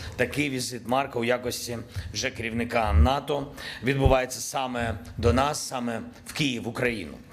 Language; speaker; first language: Ukrainian; non-native, local second language; Russian